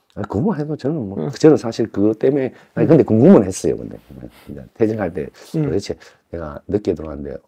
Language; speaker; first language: Korean; native; Korean